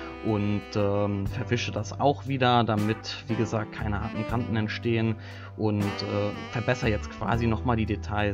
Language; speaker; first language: German; native; German